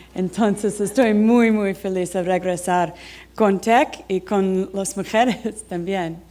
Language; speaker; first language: Spanish; non-native, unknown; English